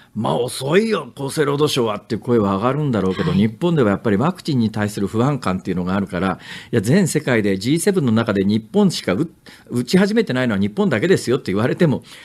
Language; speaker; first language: Japanese; native; Japanese